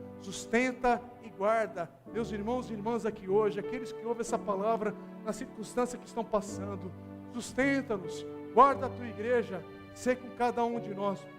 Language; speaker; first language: Portuguese; native; Portuguese